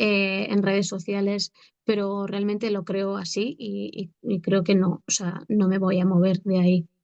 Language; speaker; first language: Spanish; native; Spanish